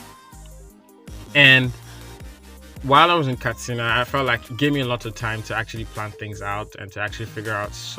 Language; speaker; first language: English; non-native, local second language; Yoruba